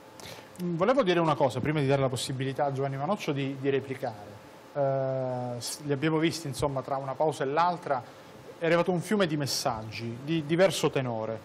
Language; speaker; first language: Italian; native; Italian